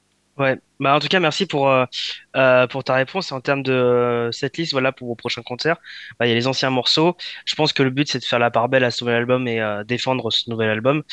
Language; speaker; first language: French; native; French